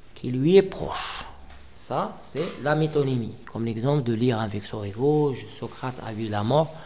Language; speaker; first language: French; non-native, local second language; Arabic